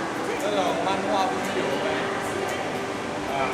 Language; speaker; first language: Chinese; native; Chinese